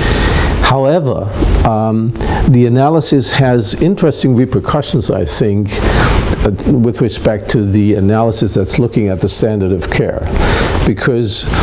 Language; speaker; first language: English; non-native, fluent; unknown